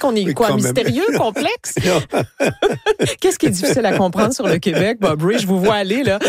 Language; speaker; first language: French; native; French